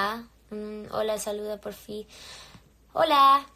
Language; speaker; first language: Spanish; early bilingual, heritage; English